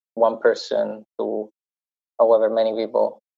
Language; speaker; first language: English; non-native, fluent; Italian